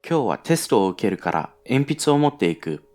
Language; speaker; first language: Japanese; non-native, learner; English